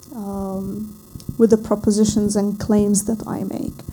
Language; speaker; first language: English; non-native, fluent; Arabic